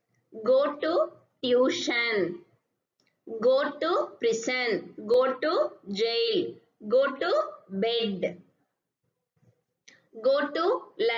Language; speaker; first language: English; non-native, local second language; Tamil